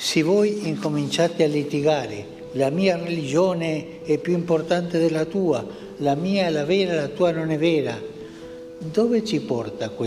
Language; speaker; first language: Italian; non-native, fluent; Spanish